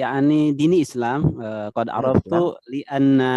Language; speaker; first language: Arabic; non-native, learner; Indonesian